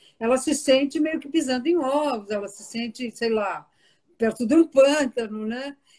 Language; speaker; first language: Portuguese; early bilingual, other home language; Italian